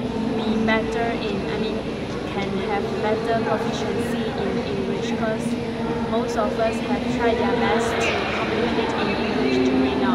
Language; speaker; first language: English; non-native, local second language; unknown